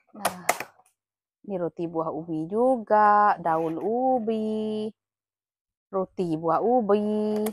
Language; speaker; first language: Malay; native; Malay